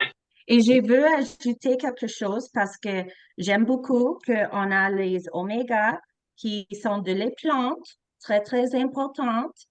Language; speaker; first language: French; non-native, local second language; English